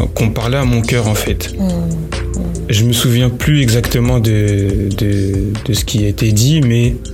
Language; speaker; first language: French; native; French